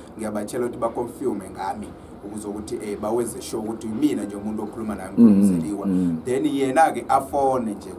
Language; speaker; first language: Zulu; native; Zulu